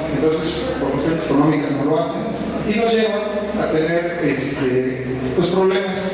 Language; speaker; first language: Spanish; native; Spanish